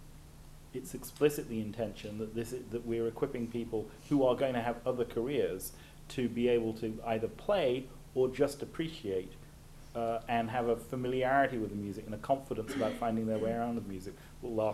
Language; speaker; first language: English; native; English